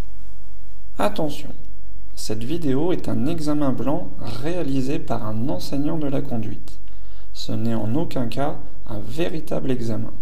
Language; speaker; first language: French; native; French